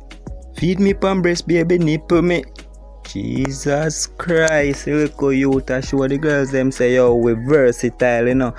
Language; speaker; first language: English; non-native, local second language; Jamaican Creole English